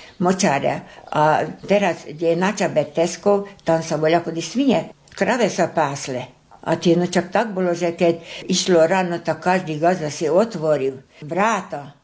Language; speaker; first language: Slovak; native; Slovak